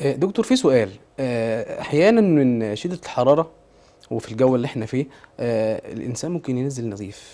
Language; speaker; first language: Arabic; native; Arabic